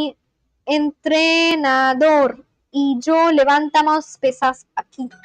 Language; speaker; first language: Spanish; non-native, learner; Bangla